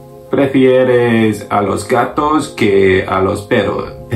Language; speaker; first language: Spanish; non-native, learner; English